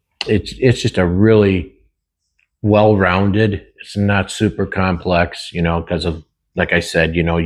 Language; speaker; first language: English; native; English